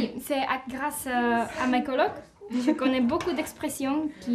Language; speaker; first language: French; non-native, fluent; Czech